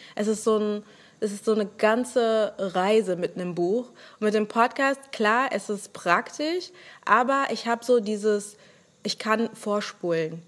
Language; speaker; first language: German; early bilingual, other home language; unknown